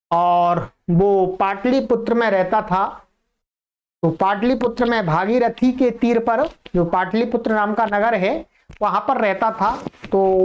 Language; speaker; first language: Hindi; native; Hindi